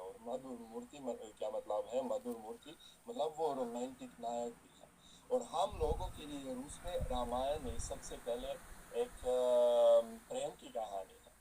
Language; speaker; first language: Hindi; non-native, fluent; Russian